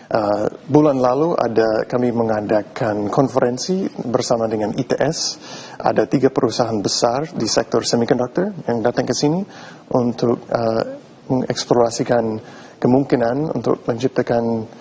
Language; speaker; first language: Indonesian; non-native, fluent; English